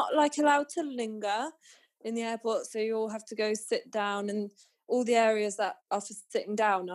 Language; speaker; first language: English; native; English